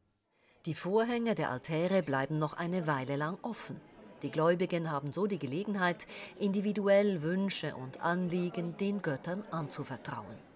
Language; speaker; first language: German; native; German